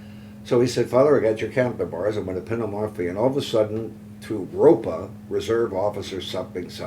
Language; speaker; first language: English; native; English